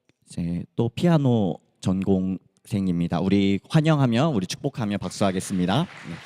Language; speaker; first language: Korean; native; Korean